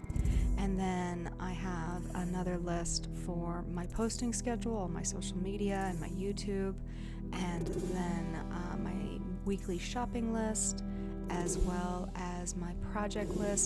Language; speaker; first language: English; native; English